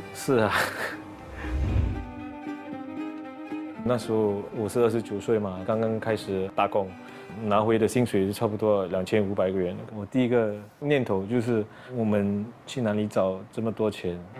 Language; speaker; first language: Chinese; non-native, local second language; English